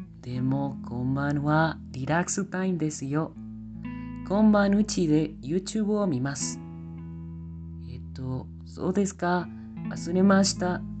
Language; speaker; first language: Japanese; non-native, learner; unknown